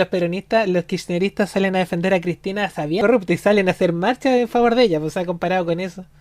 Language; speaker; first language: Spanish; native; Spanish